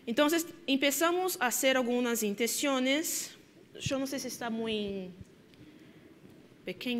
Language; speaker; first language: Spanish; non-native, fluent; Portuguese